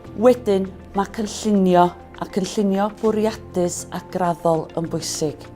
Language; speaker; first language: Welsh; native; Welsh